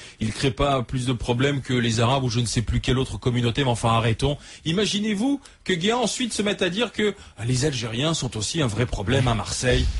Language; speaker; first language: French; native; French